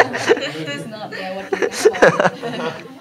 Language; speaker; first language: English; non-native, fluent; Japanese